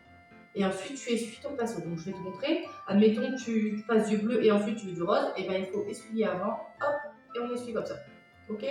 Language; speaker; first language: French; native; French